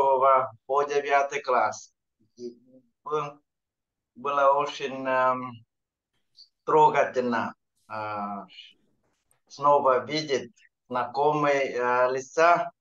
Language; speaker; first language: Russian; non-native, fluent; Vietnamese